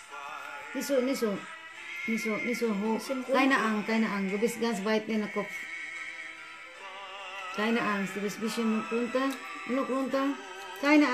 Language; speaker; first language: German; non-native, learner; Cebuano